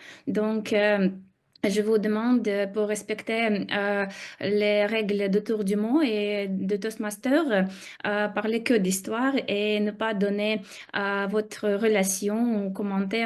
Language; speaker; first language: French; non-native, fluent; Russian